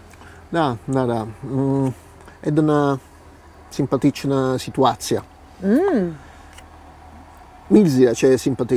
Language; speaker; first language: Bulgarian; non-native, learner; Italian